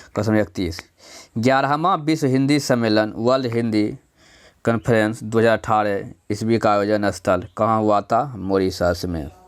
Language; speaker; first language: Hindi; native; Hindi